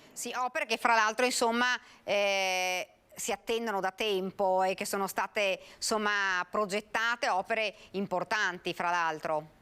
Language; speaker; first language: Italian; native; Italian